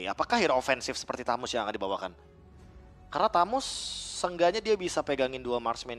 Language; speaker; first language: Indonesian; native; Indonesian